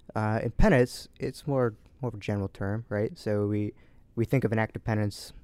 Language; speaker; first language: English; native; English